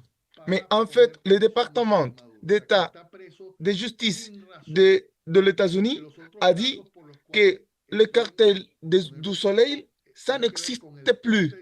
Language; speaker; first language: French; non-native, learner; Spanish